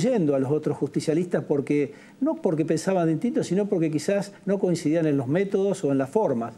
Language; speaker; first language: Spanish; native; Spanish